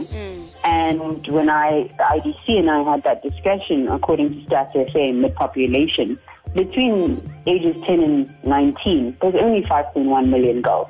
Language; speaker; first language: English; native; English